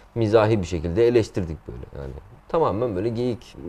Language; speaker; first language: Turkish; native; Turkish